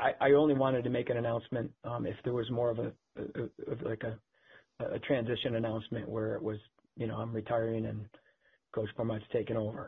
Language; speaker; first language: English; native; English